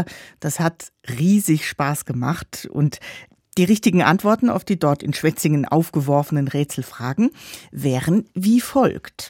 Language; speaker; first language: German; native; German